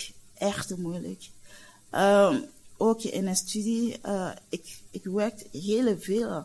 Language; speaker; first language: Dutch; non-native, learner; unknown